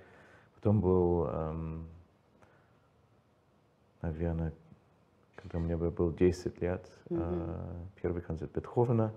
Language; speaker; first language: Russian; non-native, learner; English